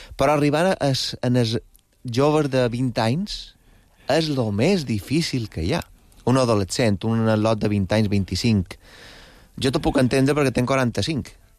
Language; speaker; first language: Catalan; native; Catalan